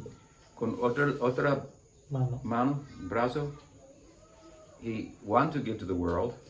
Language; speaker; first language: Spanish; non-native, learner; English